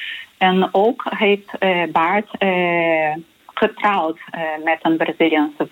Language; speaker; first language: Dutch; non-native, learner; Portuguese